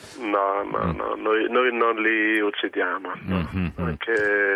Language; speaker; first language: Italian; non-native, local second language; German